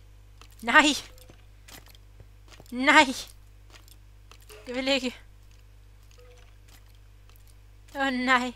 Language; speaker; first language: Danish; native; Danish